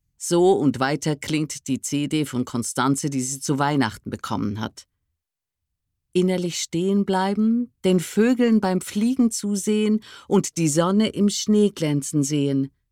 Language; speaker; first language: German; native; German